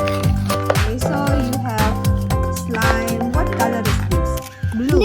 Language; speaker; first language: English; non-native, learner; Indonesian